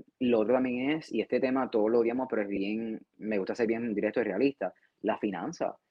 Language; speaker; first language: Spanish; native; Spanish